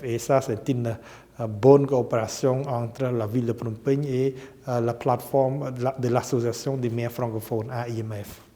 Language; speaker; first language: French; non-native, fluent; Khmer